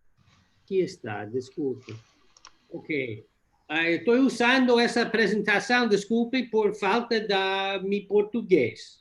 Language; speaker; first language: Portuguese; non-native, learner; English